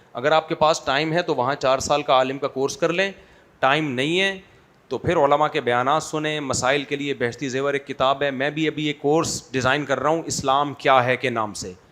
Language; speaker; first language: Urdu; native; Urdu